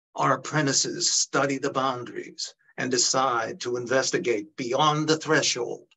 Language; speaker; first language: English; early bilingual, other home language; Italian